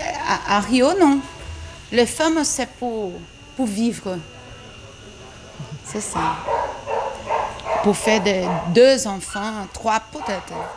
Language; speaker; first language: French; non-native, learner; Portuguese